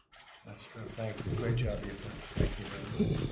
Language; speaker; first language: English; native; English